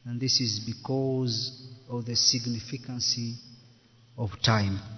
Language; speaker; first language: English; non-native, local second language; Swahili